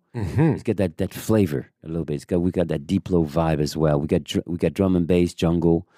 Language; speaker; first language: English; non-native, fluent; French